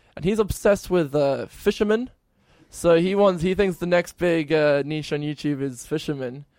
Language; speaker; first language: English; native; English